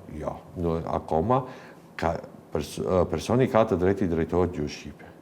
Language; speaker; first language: Albanian; native; Albanian